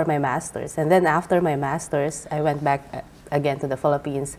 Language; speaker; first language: English; non-native, local second language; Filipino